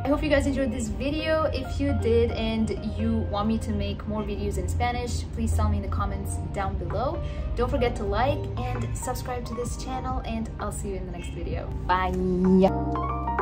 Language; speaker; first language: English; non-native, fluent; Arabic